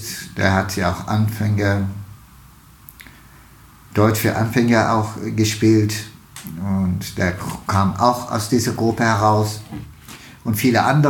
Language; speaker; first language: German; non-native, fluent; Turkish